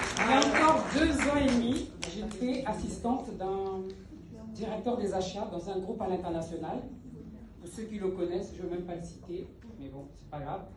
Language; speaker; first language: French; early bilingual, other home language; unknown